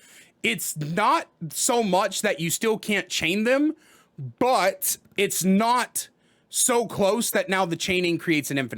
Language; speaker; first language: English; native; English